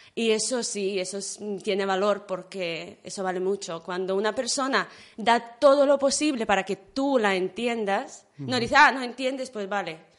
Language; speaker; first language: Spanish; non-native, fluent; Ukrainian